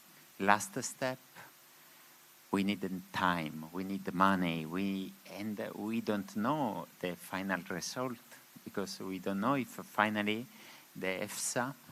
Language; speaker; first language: English; non-native, learner; Spanish